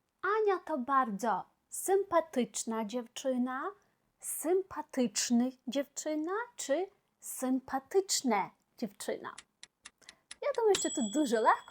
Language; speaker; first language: Polish; non-native, fluent; Ukrainian